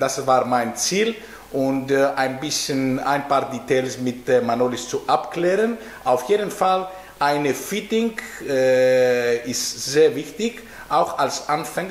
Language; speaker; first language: German; non-native, fluent; Greek